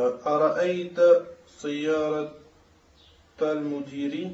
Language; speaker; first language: Arabic; non-native, learner; French